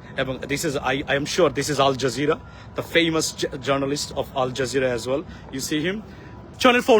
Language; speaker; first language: English; non-native, local second language; Bangla